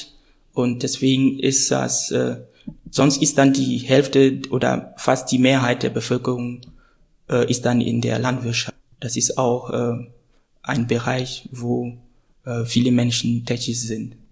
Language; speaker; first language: German; non-native, fluent; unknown